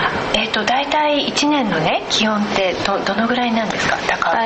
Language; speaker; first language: Japanese; native; Japanese